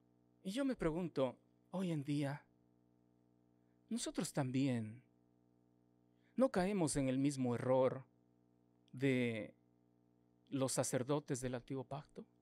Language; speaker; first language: Spanish; native; Spanish